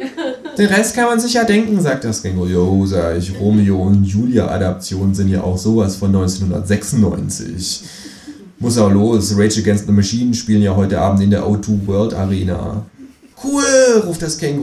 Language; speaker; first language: German; native; German